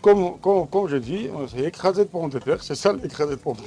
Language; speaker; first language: French; non-native, learner; Georgian